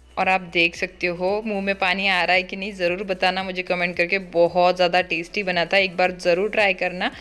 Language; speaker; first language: Hindi; non-native, local second language; Marathi